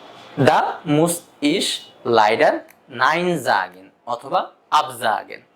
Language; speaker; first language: German; non-native, fluent; Bangla